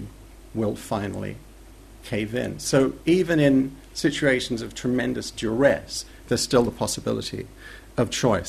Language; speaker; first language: English; native; English